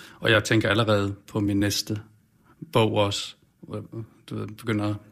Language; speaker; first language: Danish; native; Danish